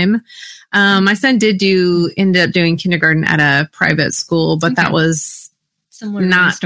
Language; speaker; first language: English; native; English